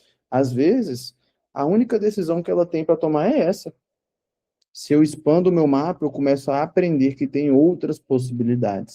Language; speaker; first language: Portuguese; native; Portuguese